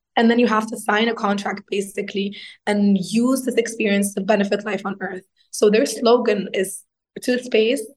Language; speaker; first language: English; non-native, fluent; Arabic